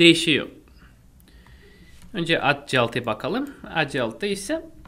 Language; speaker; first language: Turkish; non-native, fluent; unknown